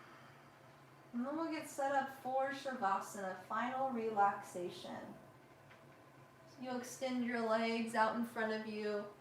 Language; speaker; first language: English; native; English